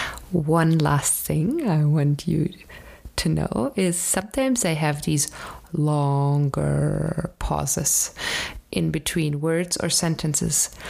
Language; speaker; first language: English; non-native, fluent; German